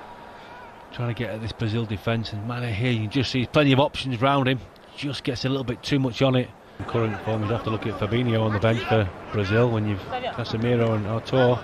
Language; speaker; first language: English; native; English